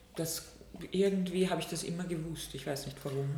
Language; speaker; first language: German; native; German